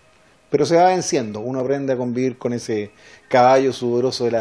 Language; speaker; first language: Spanish; native; Spanish